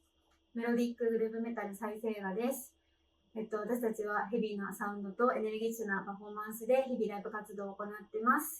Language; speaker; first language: Japanese; native; Japanese